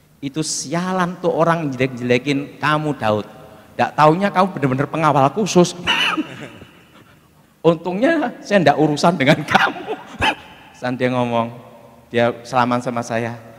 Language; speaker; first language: Indonesian; native; Indonesian